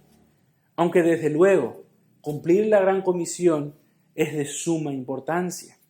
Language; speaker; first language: Spanish; native; Spanish